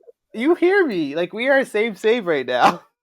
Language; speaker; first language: English; native; English